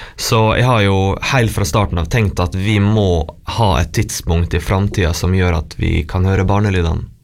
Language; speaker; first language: Norwegian; native; Norwegian